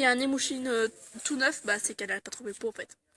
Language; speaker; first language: French; native; French